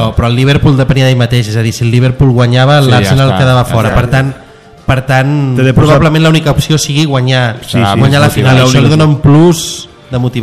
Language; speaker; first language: Catalan; native; Catalan